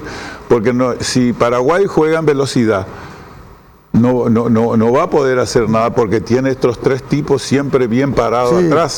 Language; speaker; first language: Spanish; native; Spanish